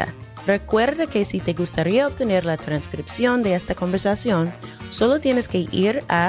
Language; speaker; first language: Spanish; non-native, fluent; English